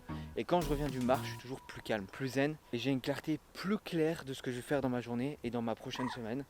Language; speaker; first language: French; native; French